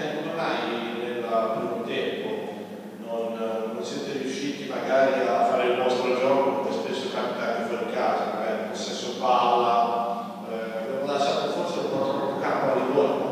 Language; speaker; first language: Italian; native; Italian